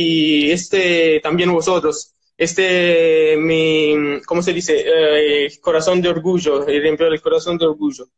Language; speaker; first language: Spanish; non-native, learner; Italian